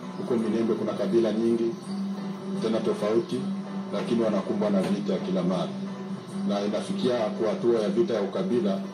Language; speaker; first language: Swahili; non-native, local second language; Kinyarwanda